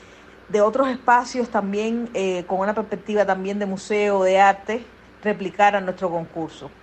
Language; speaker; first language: Spanish; native; Spanish